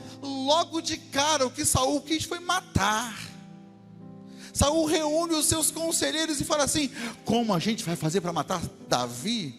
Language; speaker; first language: Portuguese; native; Portuguese